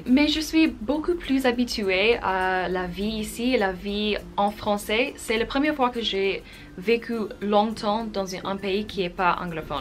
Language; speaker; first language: French; non-native, fluent; English